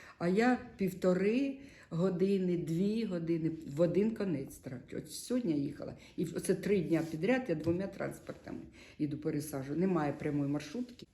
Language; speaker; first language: Ukrainian; non-native, local second language; Russian